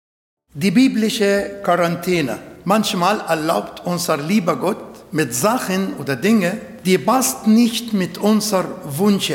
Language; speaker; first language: German; non-native, learner; Arabic